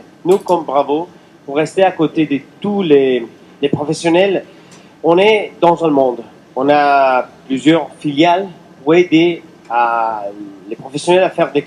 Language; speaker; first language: French; non-native, fluent; Italian